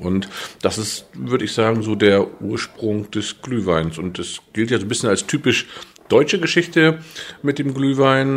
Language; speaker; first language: German; native; German